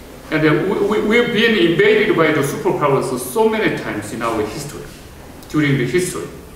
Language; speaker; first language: English; non-native, fluent; Korean